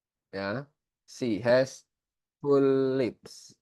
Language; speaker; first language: English; non-native, learner; Indonesian